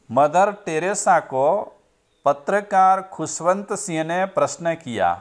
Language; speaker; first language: Hindi; non-native, local second language; Gujarati